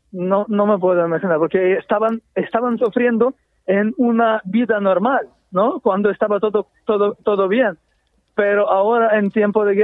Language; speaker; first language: Spanish; non-native, fluent; Ukrainian